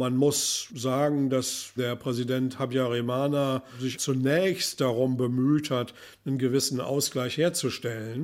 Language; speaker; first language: German; native; German